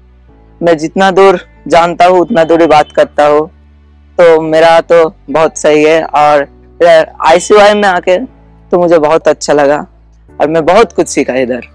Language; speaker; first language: Hindi; non-native, local second language; Bangla